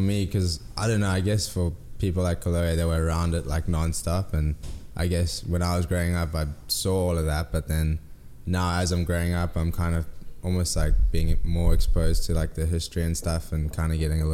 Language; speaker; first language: English; native; English